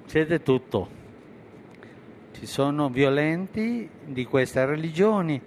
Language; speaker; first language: Italian; non-native, fluent; Spanish